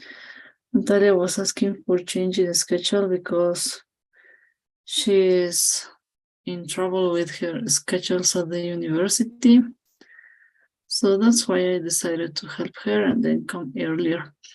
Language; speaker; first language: English; non-native, fluent; Spanish